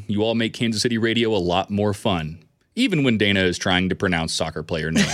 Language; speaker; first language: English; native; English